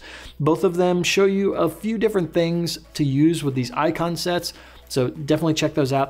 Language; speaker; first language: English; native; English